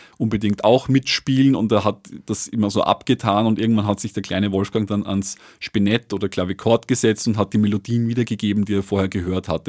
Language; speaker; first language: German; native; German